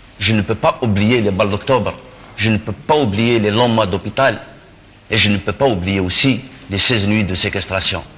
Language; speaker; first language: French; non-native, local second language; Kabyle